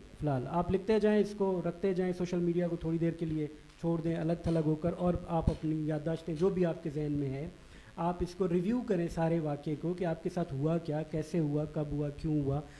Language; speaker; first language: Urdu; non-native, local second language; Baluchi